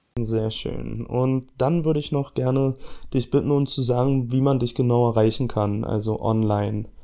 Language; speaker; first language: German; native; German